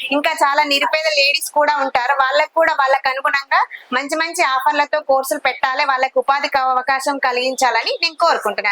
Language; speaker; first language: Telugu; native; Telugu